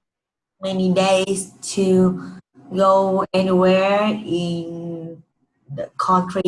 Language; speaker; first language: English; non-native, learner; Vietnamese